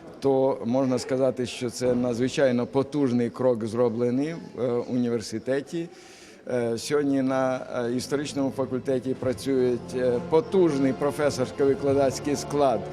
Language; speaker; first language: Ukrainian; native; Ukrainian